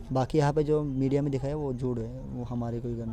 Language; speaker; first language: Hindi; non-native, fluent; Rohingya